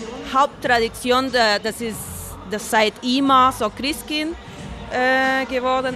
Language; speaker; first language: German; non-native, fluent; Spanish